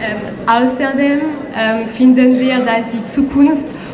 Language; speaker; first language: German; non-native, learner; French